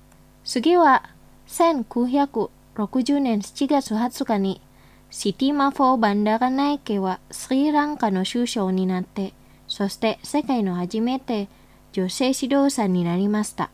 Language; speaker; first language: Japanese; non-native, fluent; Indonesian